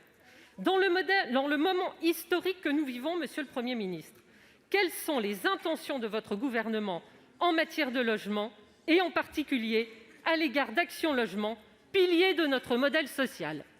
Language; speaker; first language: French; native; French